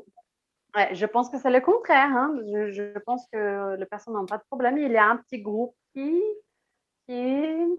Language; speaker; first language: French; non-native, fluent; Portuguese